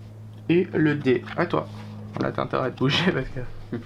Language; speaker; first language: French; native; French